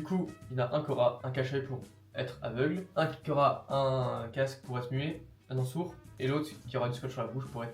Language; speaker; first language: French; native; French